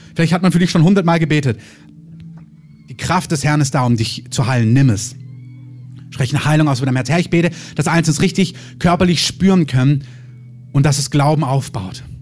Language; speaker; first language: German; native; German